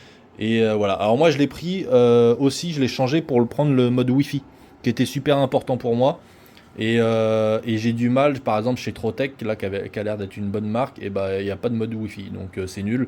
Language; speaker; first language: French; native; French